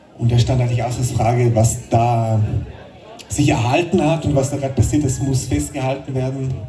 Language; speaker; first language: German; non-native, local second language; Ladin